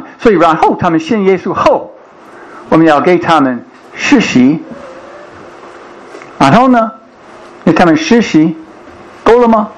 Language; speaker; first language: Chinese; non-native, fluent; English